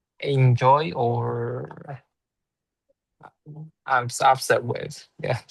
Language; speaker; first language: English; non-native, learner; Chinese